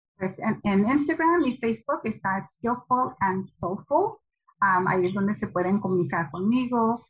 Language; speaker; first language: Spanish; early bilingual, heritage; Spanish